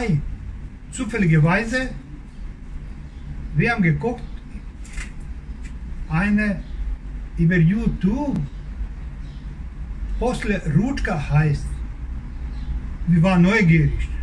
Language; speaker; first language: German; non-native, learner; Croatian